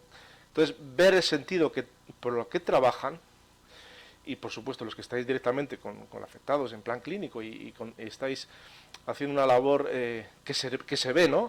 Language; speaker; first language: Spanish; native; Spanish